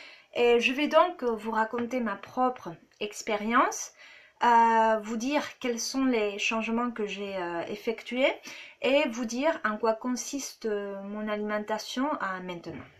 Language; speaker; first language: French; non-native, fluent; Spanish